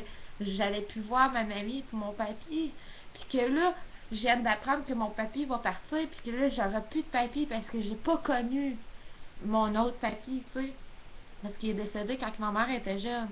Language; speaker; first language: French; native; French